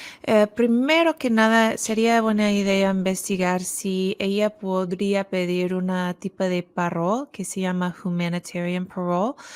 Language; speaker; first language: Spanish; non-native, fluent; English